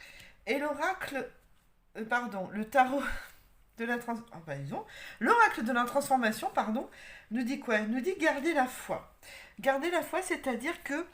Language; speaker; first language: French; native; French